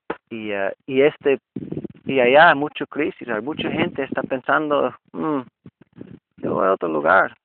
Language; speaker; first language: Spanish; non-native, learner; English